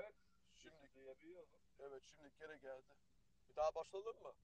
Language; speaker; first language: Turkish; early bilingual, heritage; Turkish